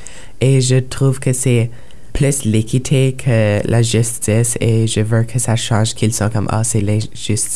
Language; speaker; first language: French; non-native, local second language; English